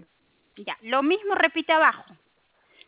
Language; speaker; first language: Spanish; native; Spanish